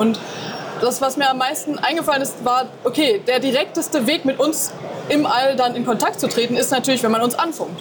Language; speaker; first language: German; native; German